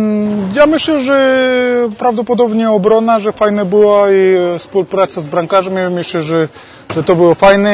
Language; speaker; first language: Polish; non-native, fluent; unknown